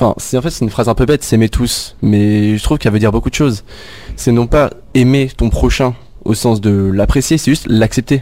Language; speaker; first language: French; early bilingual, other home language; Arabic